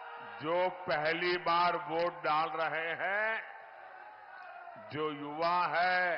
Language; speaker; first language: Hindi; non-native, local second language; Gujarati